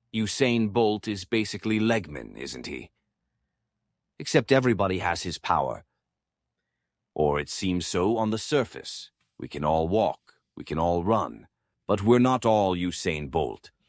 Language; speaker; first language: English; native; English